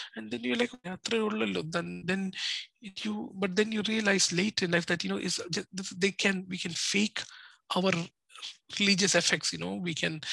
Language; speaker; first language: English; non-native, local second language; Malayalam